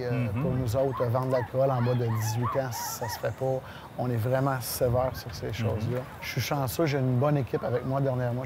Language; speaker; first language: French; native; French